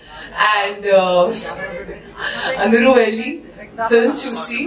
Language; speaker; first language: Telugu; non-native, learner; Hindi